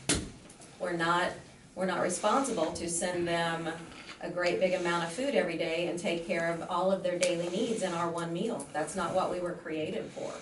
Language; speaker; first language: English; native; English